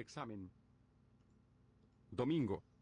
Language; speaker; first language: Spanish; non-native, learner; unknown